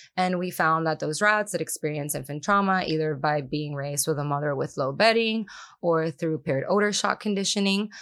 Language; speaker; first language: English; non-native, fluent; Spanish